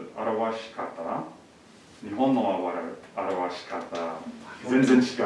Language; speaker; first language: Japanese; non-native, learner; English